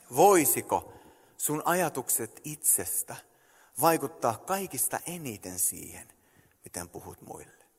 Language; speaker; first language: Finnish; early bilingual, heritage; Finnish